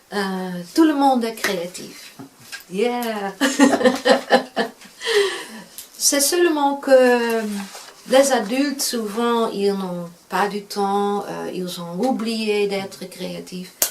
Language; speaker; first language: French; non-native, fluent; Dutch